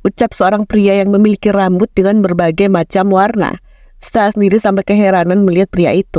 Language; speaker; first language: Indonesian; native; Indonesian